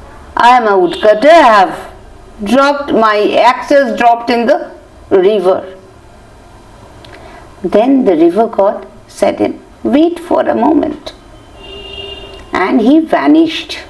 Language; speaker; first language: English; non-native, local second language; Bangla